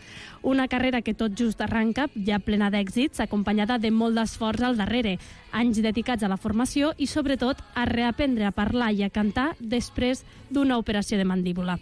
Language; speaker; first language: Catalan; native; Catalan